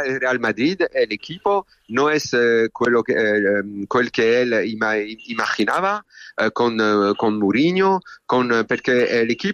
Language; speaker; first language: Spanish; non-native, learner; French